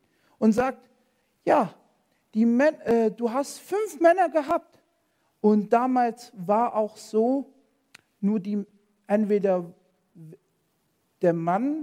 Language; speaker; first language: German; non-native, fluent; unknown